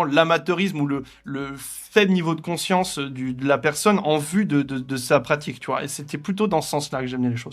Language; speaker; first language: French; native; French